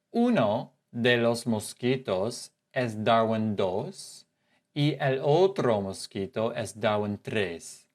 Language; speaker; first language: Spanish; non-native, fluent; English